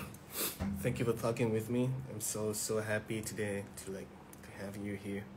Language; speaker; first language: English; non-native, fluent; Thai